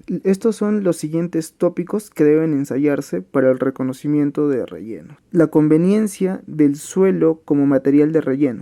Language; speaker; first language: Spanish; native; Spanish